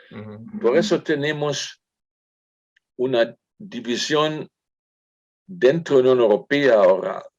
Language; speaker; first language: Spanish; non-native, fluent; German